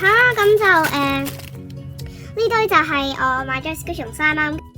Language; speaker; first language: Cantonese; native; Cantonese